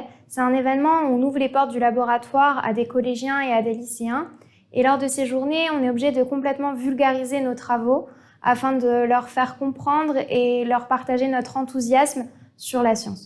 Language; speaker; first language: French; native; French